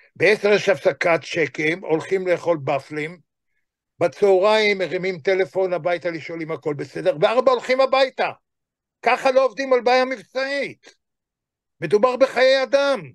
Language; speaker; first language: Hebrew; native; Hebrew